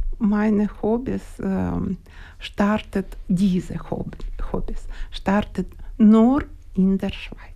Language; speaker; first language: German; non-native, learner; Russian